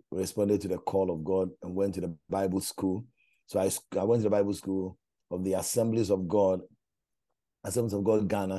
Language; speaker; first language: English; non-native, local second language; Akan